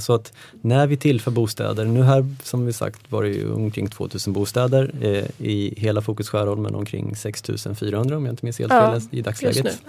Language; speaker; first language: Swedish; native; Swedish